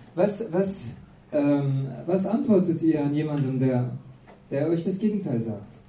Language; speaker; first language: German; non-native, fluent; French